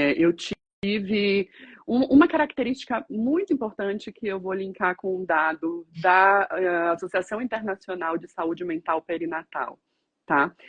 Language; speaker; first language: Portuguese; native; Portuguese